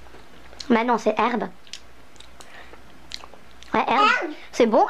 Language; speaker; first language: French; native; French